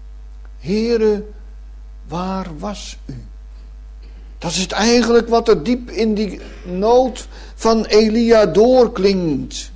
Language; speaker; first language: Dutch; native; Dutch